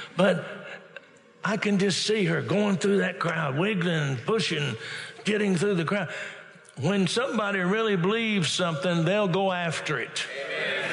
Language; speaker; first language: English; native; English